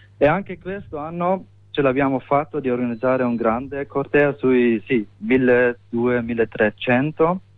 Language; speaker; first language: Italian; non-native, fluent; German